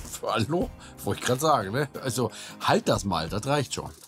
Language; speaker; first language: German; native; German